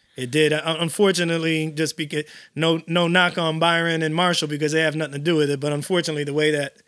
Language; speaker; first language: English; native; English